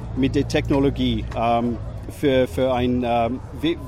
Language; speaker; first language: German; non-native, learner; English